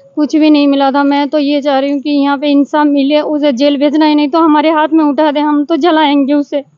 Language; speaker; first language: Hindi; native; Hindi